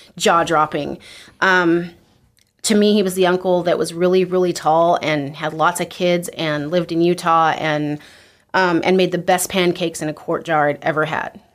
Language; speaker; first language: English; native; English